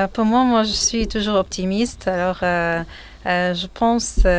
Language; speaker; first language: French; non-native, fluent; Arabic